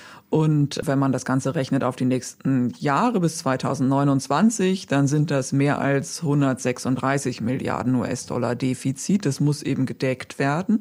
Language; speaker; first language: German; native; German